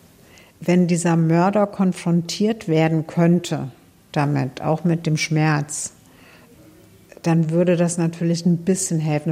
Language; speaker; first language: German; native; German